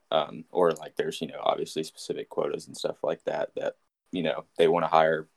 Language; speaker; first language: English; native; English